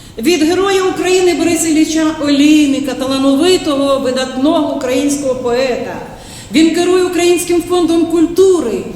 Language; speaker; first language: Ukrainian; native; Ukrainian